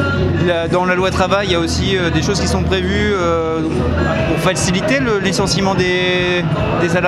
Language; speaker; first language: French; native; French